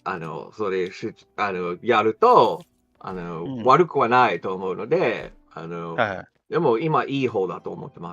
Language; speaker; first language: Japanese; non-native, fluent; English